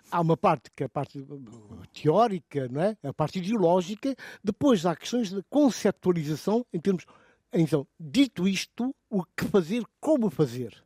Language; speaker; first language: Portuguese; non-native, local second language; Upper Guinea Crioulo